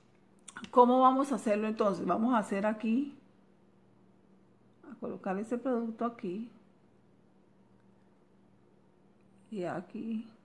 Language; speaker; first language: Spanish; native; Spanish